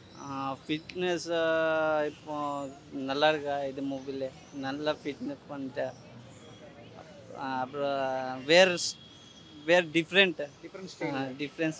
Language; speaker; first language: Tamil; non-native, learner; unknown